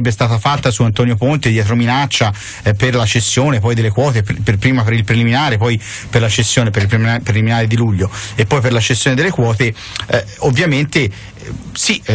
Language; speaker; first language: Italian; native; Italian